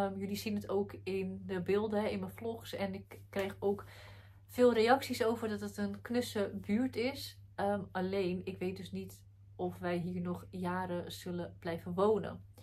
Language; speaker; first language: Dutch; early bilingual, other home language; Arabic